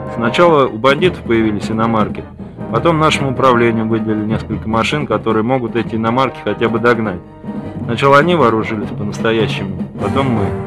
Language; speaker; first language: Russian; native; Russian